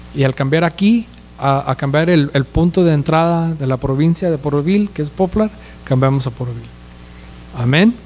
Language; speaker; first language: Spanish; early bilingual, heritage; Spanish